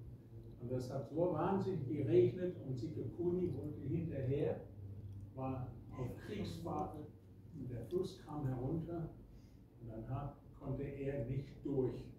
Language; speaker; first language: German; early bilingual, heritage; German